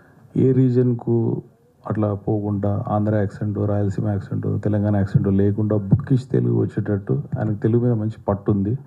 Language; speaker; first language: Telugu; native; Telugu